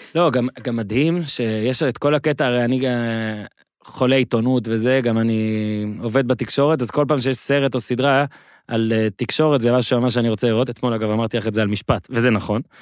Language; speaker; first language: Hebrew; native; Hebrew